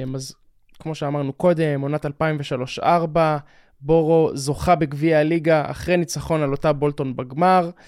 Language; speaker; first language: Hebrew; native; Hebrew